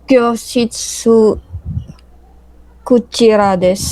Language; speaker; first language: Japanese; non-native, learner; Filipino